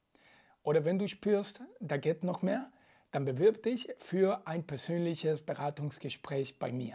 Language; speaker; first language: German; native; German